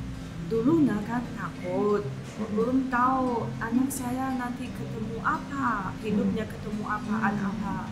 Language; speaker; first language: Indonesian; non-native, learner; Chinese